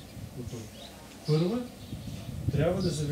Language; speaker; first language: Bulgarian; non-native, learner; Russian